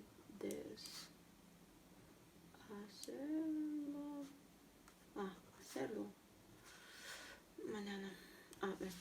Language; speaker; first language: Spanish; non-native, learner; Russian